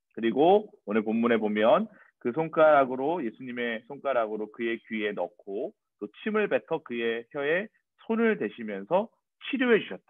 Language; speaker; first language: Korean; native; Korean